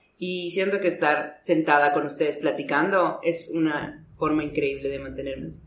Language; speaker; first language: Spanish; native; Spanish